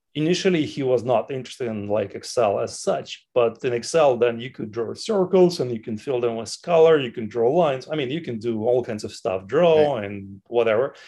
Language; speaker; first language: English; non-native, fluent; Russian